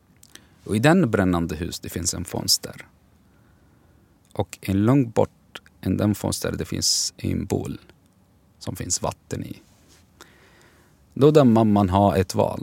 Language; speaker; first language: Swedish; non-native, learner; Arabic